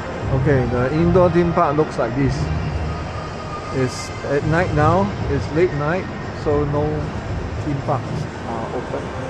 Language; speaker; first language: English; non-native, local second language; Chinese